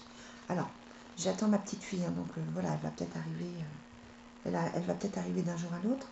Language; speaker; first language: French; native; French